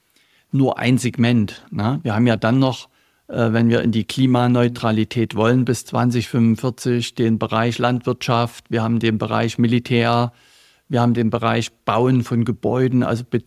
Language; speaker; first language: German; native; German